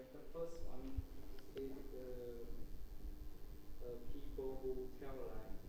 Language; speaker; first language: English; non-native, learner; Vietnamese